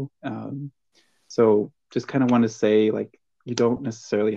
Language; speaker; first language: English; early bilingual, other home language; Spanish